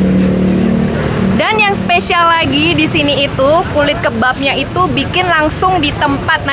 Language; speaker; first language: Indonesian; native; Indonesian